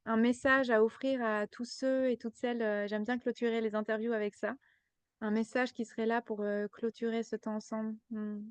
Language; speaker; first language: French; native; French